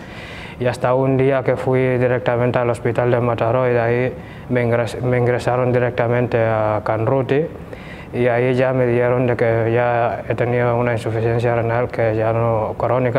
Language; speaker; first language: Spanish; non-native, fluent; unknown